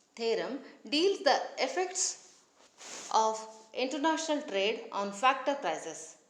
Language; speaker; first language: English; non-native, local second language; Kannada